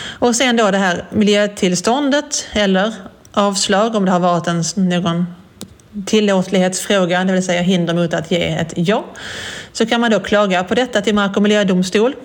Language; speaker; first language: Swedish; native; Swedish